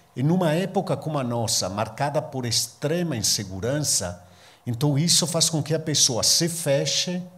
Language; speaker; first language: Portuguese; non-native, fluent; Italian